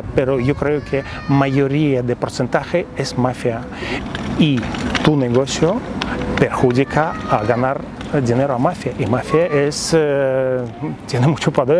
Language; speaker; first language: Spanish; non-native, fluent; Russian